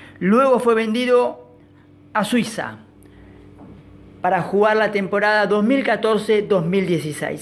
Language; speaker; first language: Spanish; native; Spanish